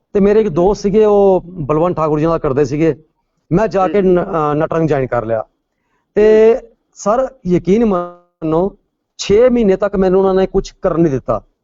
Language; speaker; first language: Punjabi; non-native, local second language; Pahari-Potwari